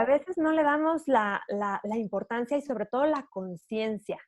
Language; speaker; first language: Spanish; native; Spanish